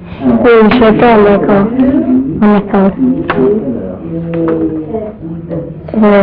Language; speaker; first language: French; non-native, learner; English